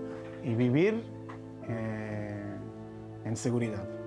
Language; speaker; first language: Spanish; non-native, learner; Hebrew